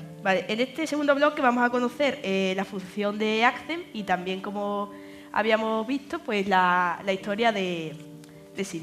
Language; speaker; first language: Spanish; native; Spanish